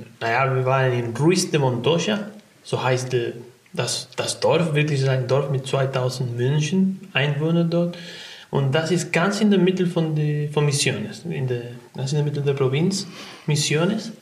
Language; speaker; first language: German; non-native, learner; Spanish